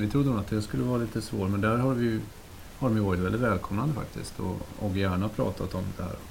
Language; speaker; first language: Swedish; native; Swedish